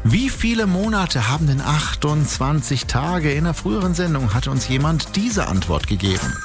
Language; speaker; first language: German; native; German